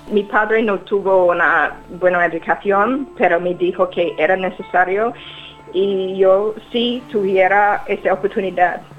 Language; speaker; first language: Spanish; non-native, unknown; English